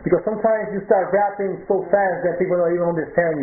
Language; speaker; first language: English; non-native, local second language; Spanish